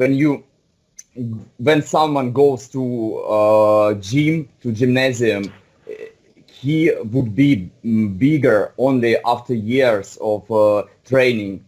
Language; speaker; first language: English; non-native, fluent; Russian